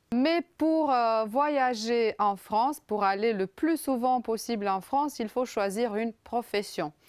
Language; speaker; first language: French; non-native, fluent; Romanian